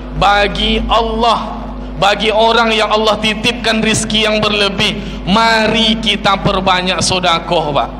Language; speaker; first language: Malay; native; Malay